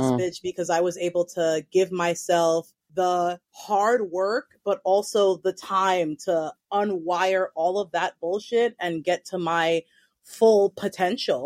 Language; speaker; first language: English; native; English